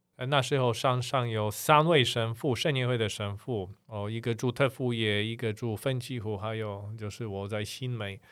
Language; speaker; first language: Chinese; non-native, fluent; Polish